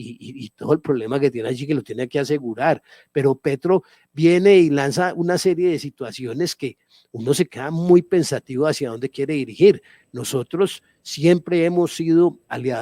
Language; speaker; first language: Spanish; native; Spanish